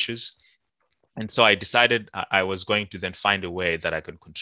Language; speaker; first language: English; non-native, local second language; Shona